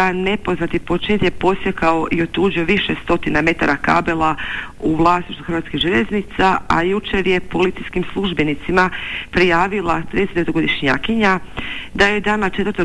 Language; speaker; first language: Serbian; native; Serbian